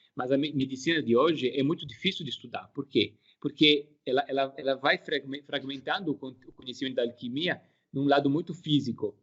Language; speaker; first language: Portuguese; non-native, fluent; Italian